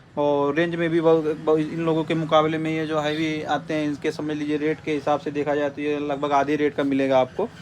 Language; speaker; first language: Hindi; native; Hindi